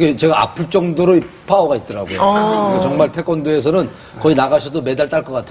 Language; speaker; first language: Korean; native; Korean